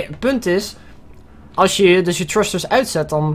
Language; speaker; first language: Dutch; native; Dutch